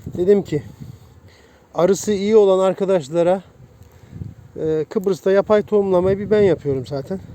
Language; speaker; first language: Turkish; native; Turkish